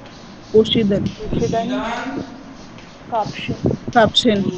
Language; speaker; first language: Persian; non-native, learner; Urdu